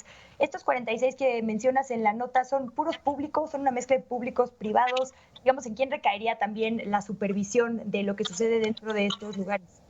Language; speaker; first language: Spanish; native; Spanish